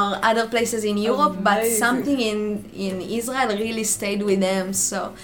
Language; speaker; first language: English; non-native, fluent; Hebrew